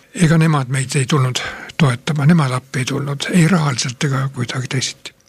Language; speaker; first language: Estonian; native; Estonian